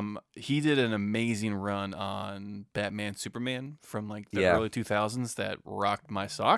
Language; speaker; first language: English; native; English